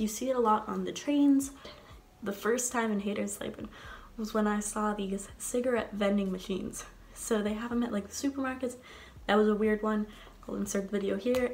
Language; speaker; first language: English; native; English